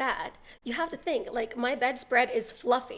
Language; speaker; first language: English; native; English